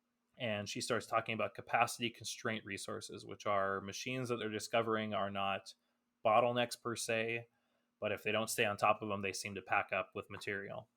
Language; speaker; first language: English; native; English